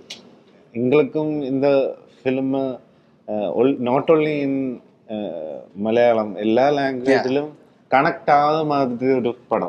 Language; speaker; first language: Tamil; non-native, learner; Malayalam